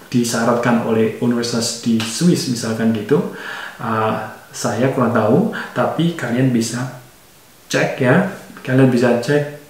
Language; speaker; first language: Indonesian; native; Indonesian